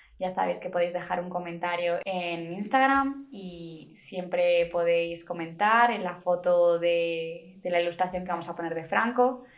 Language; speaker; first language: Spanish; native; Spanish